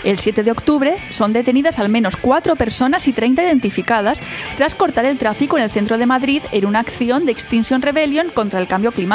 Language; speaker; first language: Spanish; native; Spanish